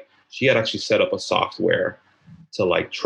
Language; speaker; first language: English; native; English